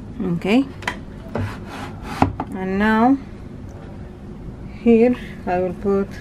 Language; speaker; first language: English; non-native, learner; Arabic